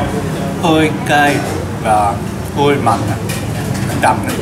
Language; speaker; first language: Vietnamese; non-native, learner; Japanese